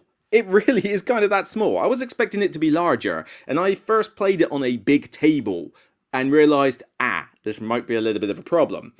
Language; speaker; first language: English; native; English